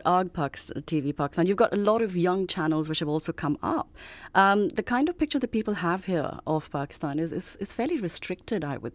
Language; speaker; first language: English; non-native, local second language; Urdu